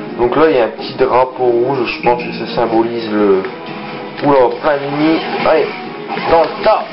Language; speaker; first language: French; native; French